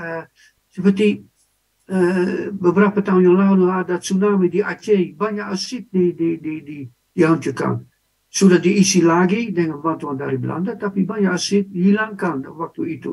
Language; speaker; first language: Indonesian; non-native, fluent; Dutch